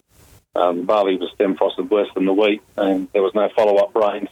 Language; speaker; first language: English; native; English